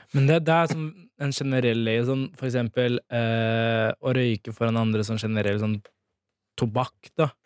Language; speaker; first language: Norwegian; early bilingual, other home language; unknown